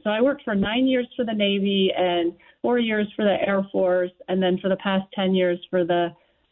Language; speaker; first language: English; native; English